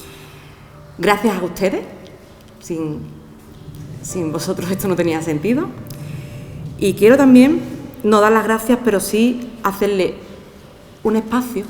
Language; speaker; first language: Spanish; native; Spanish